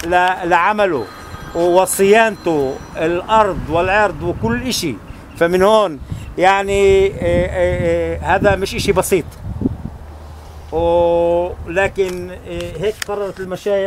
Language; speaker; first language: Arabic; native; Arabic